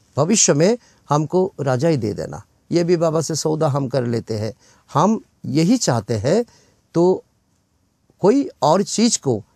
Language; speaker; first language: Hindi; non-native, local second language; Bangla